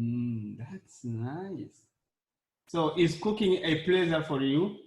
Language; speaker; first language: English; non-native, learner; Arabic